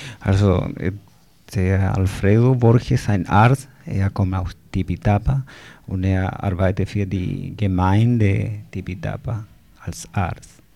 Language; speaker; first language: German; non-native, fluent; Spanish